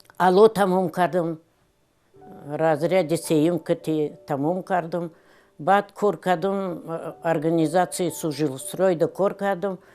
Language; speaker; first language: Tajik; non-native, fluent; Russian